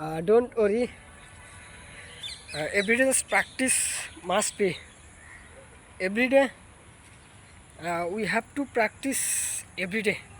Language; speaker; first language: English; non-native, learner; Bangla